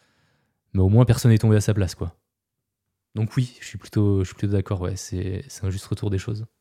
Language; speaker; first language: French; native; French